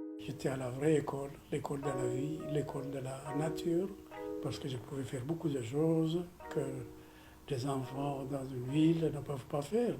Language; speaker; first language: French; non-native, fluent; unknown